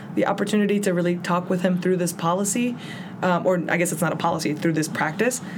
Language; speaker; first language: English; early bilingual, other home language; Spanish